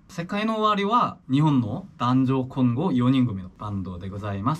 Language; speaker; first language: Japanese; non-native, fluent; Korean